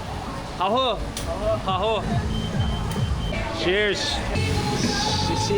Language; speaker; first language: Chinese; non-native, learner; English